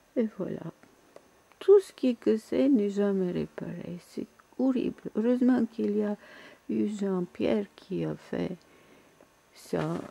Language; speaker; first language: French; non-native, fluent; Bulgarian